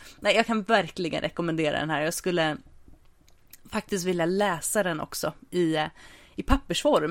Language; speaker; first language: Swedish; native; Swedish